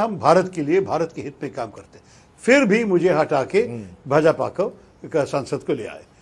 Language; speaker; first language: Hindi; non-native, local second language; Malayalam